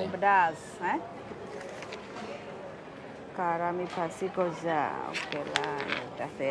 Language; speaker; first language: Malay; non-native, local second language; Javanese